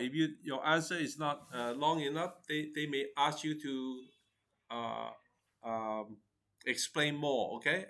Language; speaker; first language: English; non-native, fluent; Chinese